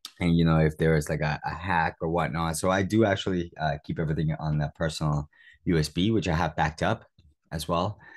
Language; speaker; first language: English; early bilingual, other home language; Spanish